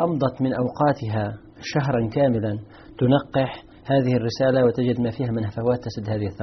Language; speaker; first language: Arabic; native; Arabic